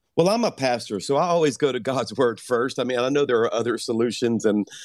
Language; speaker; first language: English; native; English